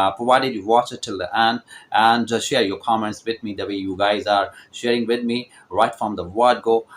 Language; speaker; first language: English; non-native, local second language; Urdu